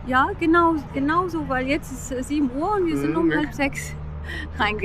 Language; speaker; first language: German; non-native, fluent; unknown